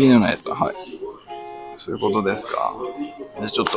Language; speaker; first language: Japanese; native; Japanese